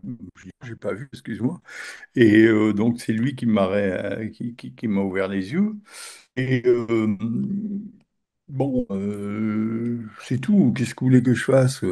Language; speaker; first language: French; native; French